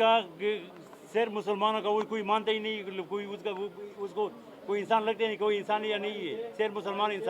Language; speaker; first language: Hindi; non-native, learner; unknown